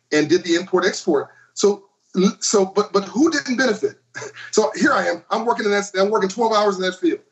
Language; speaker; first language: English; native; English